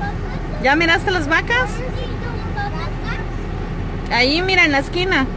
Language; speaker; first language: Spanish; native; Spanish